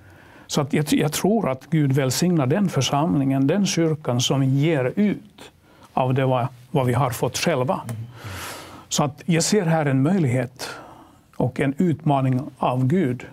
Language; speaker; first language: Swedish; non-native, local second language; Finnish